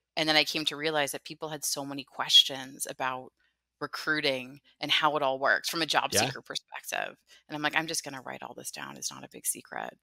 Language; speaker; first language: English; native; English